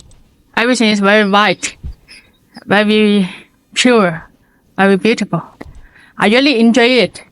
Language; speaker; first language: English; non-native, learner; Chinese